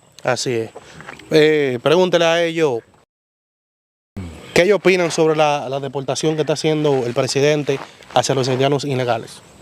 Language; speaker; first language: Spanish; native; Spanish